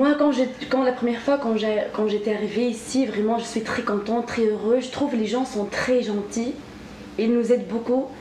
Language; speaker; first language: French; non-native, learner; Arabic